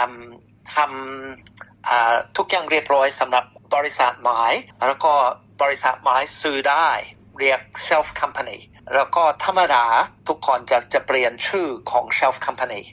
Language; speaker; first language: Thai; non-native, fluent; English